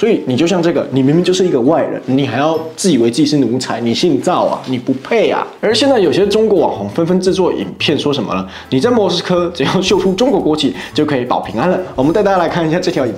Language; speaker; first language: Chinese; native; Chinese